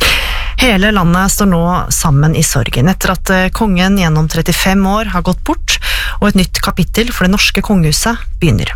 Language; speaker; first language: Norwegian; native; Norwegian